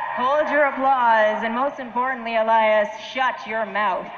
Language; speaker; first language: English; native; English